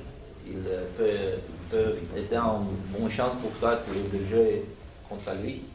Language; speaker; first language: French; non-native, learner; Romanian